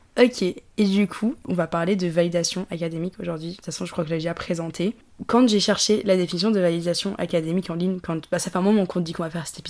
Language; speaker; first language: French; native; French